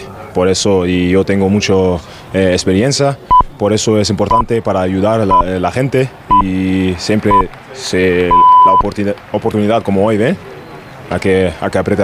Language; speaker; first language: Spanish; non-native, learner; German